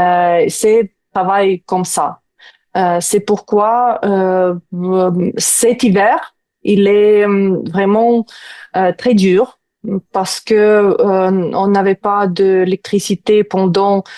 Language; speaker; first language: French; non-native, fluent; Ukrainian